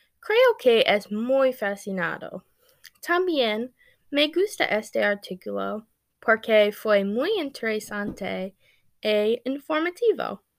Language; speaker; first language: Spanish; non-native, learner; English